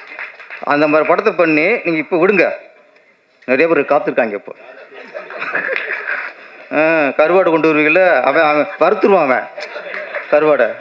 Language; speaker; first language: Tamil; native; Tamil